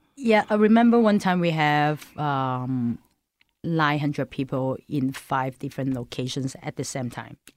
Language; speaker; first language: English; non-native, local second language; Cantonese